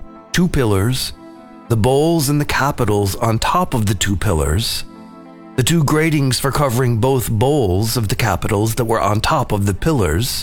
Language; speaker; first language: English; native; English